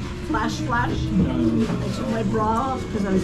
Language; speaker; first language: English; native; English